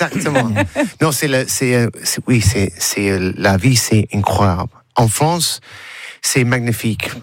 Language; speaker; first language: French; non-native, learner; English